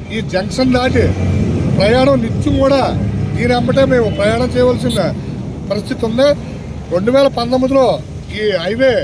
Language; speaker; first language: Telugu; native; Telugu